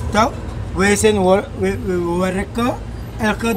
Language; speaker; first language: Dutch; non-native, local second language; Sranan Tongo